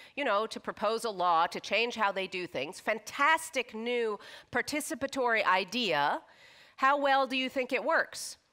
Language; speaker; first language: English; native; English